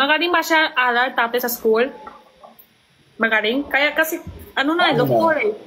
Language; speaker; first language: Filipino; non-native, learner; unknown